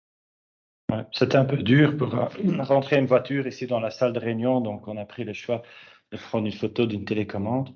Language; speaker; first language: French; native; French